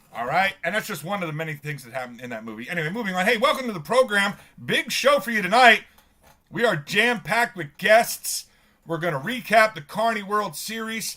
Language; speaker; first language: English; native; English